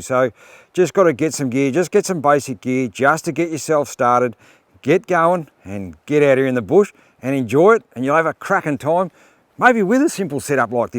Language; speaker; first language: English; native; English